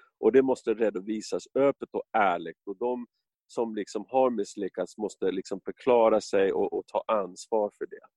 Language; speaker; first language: Swedish; non-native, fluent; English